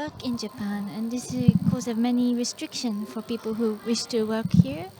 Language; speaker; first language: English; non-native, fluent; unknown